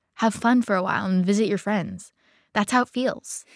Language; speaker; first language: English; native; English